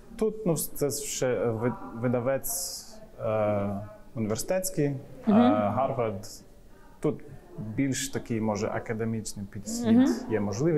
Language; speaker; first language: Ukrainian; non-native, fluent; English